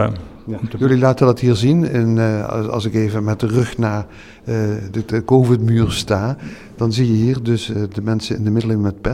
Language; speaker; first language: Dutch; native; Dutch